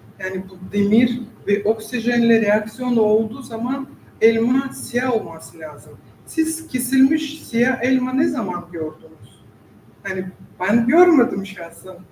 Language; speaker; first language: Turkish; non-native, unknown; Russian